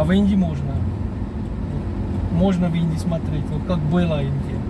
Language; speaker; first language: Russian; non-native, fluent; Hindi